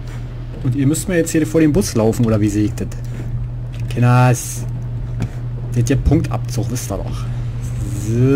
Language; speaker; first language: German; native; German